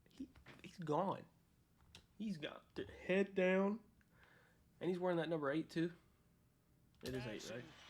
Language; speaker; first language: English; native; English